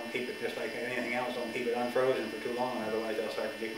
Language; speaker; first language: English; native; English